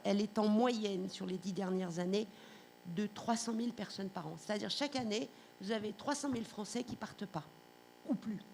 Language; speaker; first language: French; native; French